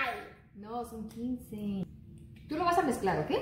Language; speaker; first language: Spanish; native; Spanish